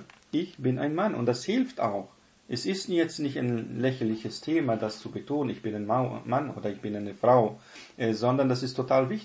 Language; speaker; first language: German; non-native, fluent; Portuguese